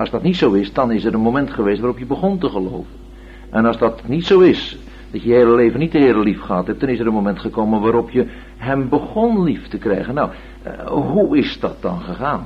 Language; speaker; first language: Dutch; native; Dutch